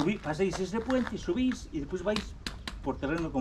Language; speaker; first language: Spanish; native; Spanish